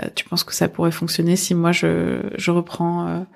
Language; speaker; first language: French; early bilingual, other home language; Persian